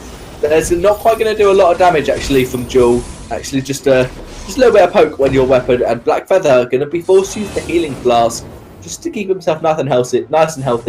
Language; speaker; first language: English; native; English